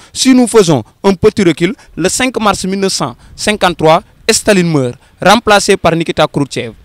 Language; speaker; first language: French; non-native, local second language; Wolof